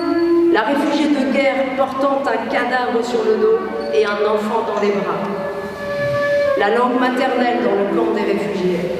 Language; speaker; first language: French; native; French